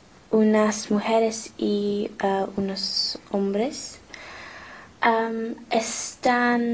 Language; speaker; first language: Spanish; non-native, learner; English